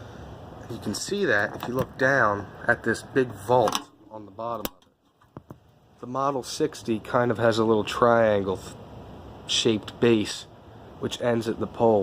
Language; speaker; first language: English; native; English